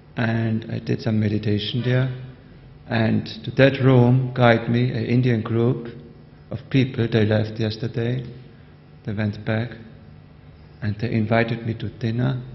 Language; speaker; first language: English; non-native, learner; German